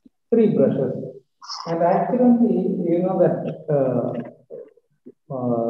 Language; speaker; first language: English; non-native, learner; Malayalam